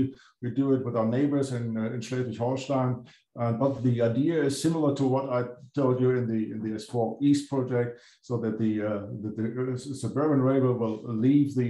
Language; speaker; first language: English; non-native, fluent; German